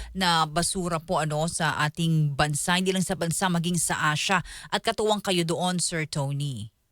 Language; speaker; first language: Filipino; native; Filipino